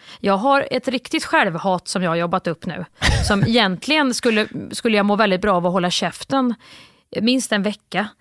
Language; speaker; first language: Swedish; native; Swedish